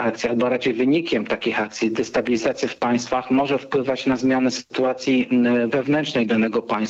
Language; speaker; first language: Polish; native; Polish